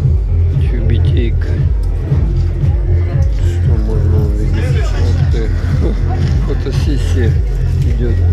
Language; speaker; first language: Russian; native; Russian